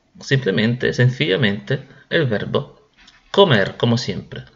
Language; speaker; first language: Spanish; non-native, fluent; Italian